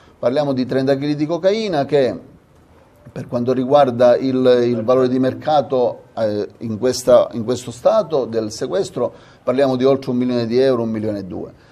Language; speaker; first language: Italian; native; Italian